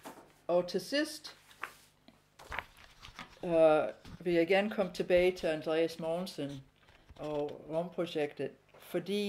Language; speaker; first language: Danish; non-native, fluent; English